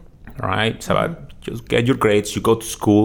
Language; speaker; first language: English; non-native, fluent; Spanish